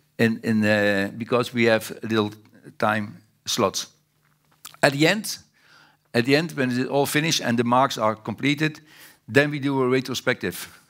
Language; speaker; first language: English; non-native, fluent; Dutch